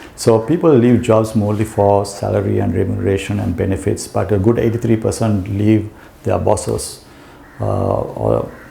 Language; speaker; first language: English; non-native, local second language; Sinhala